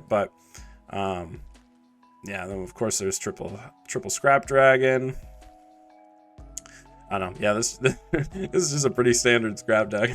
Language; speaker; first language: English; native; English